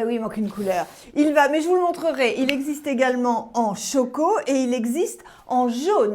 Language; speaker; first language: French; native; French